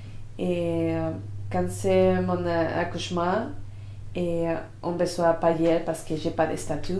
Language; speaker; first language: French; non-native, learner; Spanish